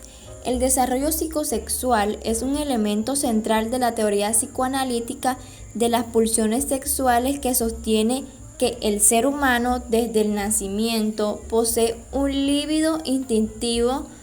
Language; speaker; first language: Spanish; native; Spanish